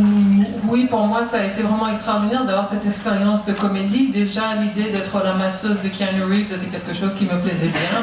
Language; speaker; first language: French; native; French